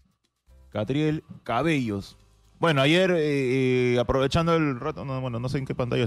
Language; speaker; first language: Spanish; native; Spanish